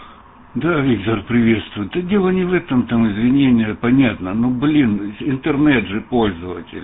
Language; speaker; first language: Russian; native; Russian